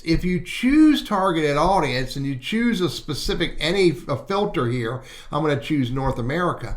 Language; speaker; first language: English; native; English